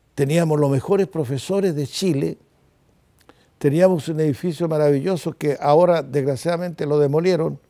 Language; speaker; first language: Spanish; native; Spanish